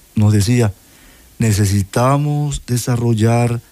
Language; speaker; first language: Spanish; native; Spanish